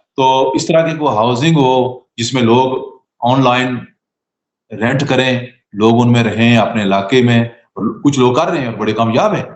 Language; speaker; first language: Urdu; non-native, local second language; Pahari-Potwari